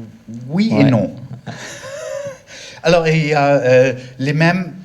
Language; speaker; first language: French; non-native, learner; German